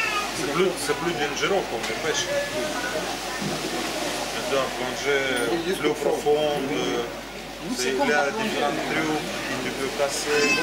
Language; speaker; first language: French; non-native, learner; Russian